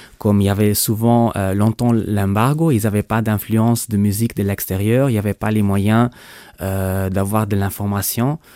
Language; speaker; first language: French; non-native, local second language; Luxembourgish